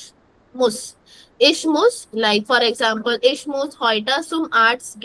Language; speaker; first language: German; non-native, fluent; Hindi